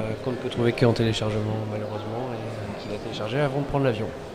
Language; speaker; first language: French; native; French